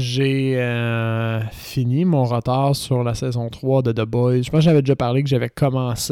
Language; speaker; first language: French; native; French